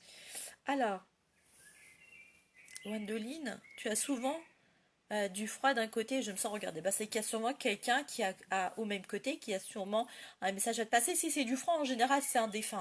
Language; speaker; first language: French; native; French